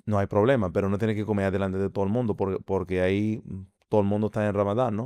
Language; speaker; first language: Spanish; non-native, fluent; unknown